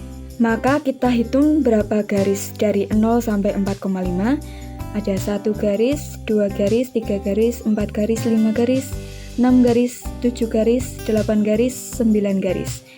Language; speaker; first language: Indonesian; native; Indonesian